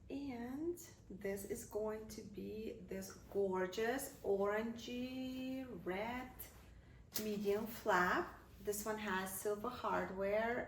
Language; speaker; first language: English; non-native, fluent; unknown